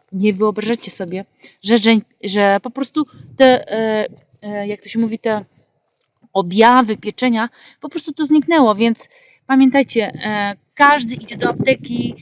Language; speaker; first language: Polish; native; Polish